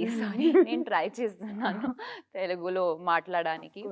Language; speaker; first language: Telugu; non-native, local second language; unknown